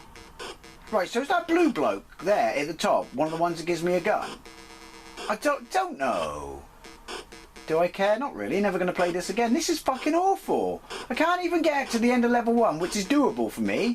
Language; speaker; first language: English; native; English